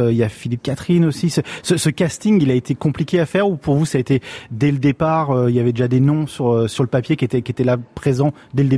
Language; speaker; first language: French; native; French